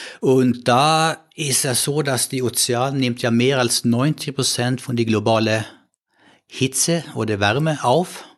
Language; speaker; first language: German; non-native, fluent; Swedish